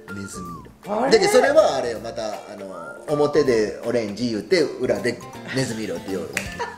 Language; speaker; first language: Japanese; native; Japanese